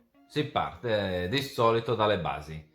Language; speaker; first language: Italian; non-native, fluent; Serbian